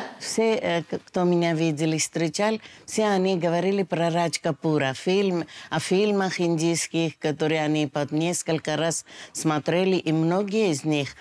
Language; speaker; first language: Russian; non-native, fluent; Hindi